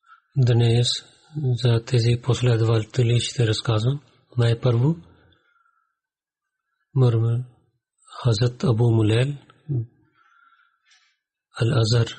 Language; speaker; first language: Bulgarian; non-native, learner; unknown